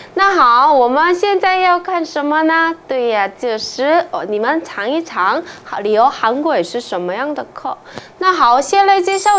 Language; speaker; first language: Chinese; non-native, fluent; Korean